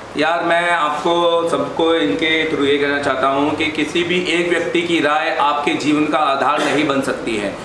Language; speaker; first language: Hindi; native; Hindi